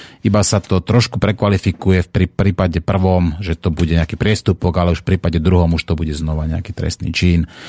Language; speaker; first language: Slovak; native; Slovak